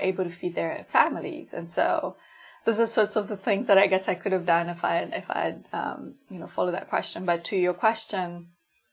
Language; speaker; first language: English; non-native, local second language; Ganda